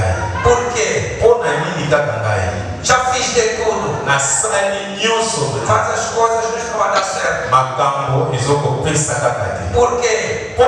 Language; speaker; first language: Portuguese; non-native, fluent; Lingala